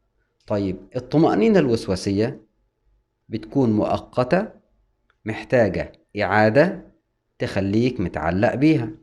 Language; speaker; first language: Arabic; native; Arabic